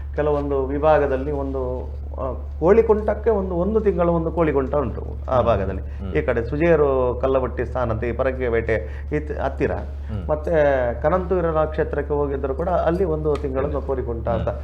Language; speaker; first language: Kannada; non-native, local second language; Tulu